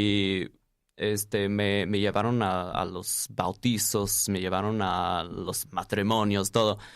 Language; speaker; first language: Spanish; non-native, fluent; English